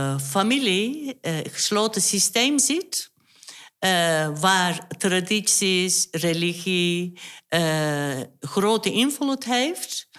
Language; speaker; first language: Dutch; non-native, fluent; Turkish